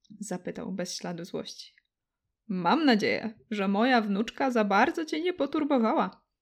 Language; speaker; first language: Polish; native; Polish